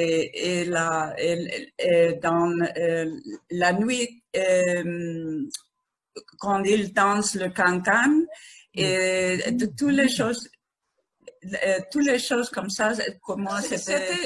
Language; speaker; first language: French; non-native, learner; Spanish